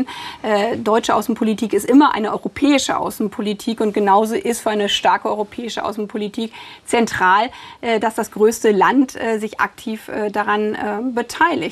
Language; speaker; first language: German; native; German